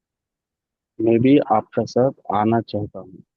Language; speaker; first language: Hindi; non-native, learner; Telugu